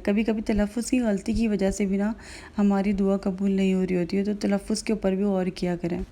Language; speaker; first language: Urdu; native; Urdu